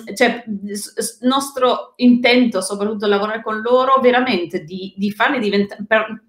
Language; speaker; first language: Italian; non-native, fluent; Dutch